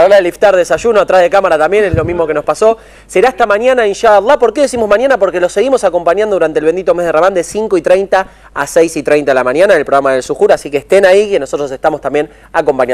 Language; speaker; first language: Spanish; native; Spanish